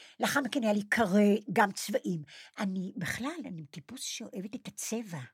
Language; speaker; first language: Hebrew; non-native, fluent; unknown